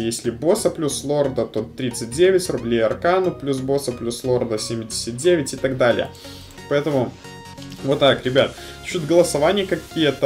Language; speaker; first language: Russian; native; Russian